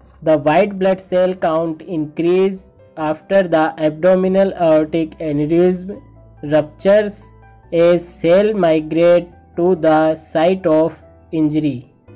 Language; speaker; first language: English; non-native, local second language; Hindi